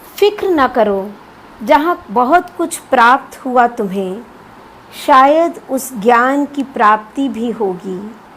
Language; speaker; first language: Hindi; non-native, local second language; Punjabi